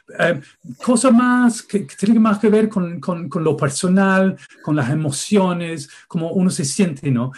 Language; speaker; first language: Spanish; non-native, fluent; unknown